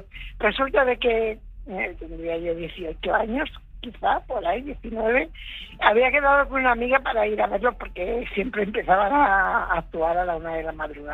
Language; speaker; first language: Spanish; native; Spanish